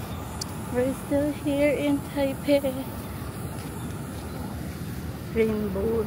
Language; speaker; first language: English; non-native, fluent; Filipino